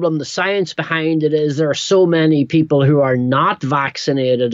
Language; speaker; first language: English; native; English